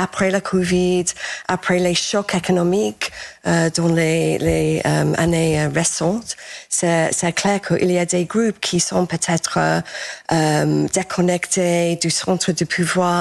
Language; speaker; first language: French; non-native, fluent; English